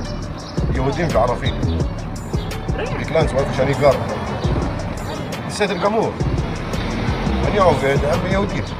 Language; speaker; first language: Hebrew; non-native, local second language; Arabic